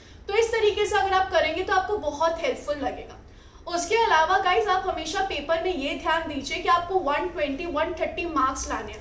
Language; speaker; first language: Hindi; native; Hindi